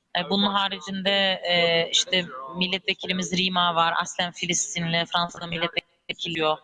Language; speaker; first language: Turkish; early bilingual, heritage; Turkish